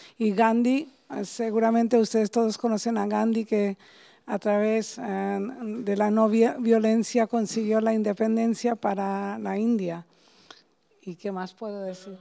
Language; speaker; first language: Spanish; non-native, fluent; Bangla